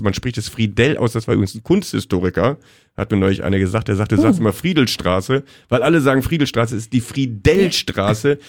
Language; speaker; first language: German; native; German